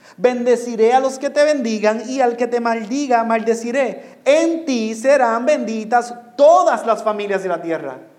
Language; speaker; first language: Spanish; non-native, fluent; English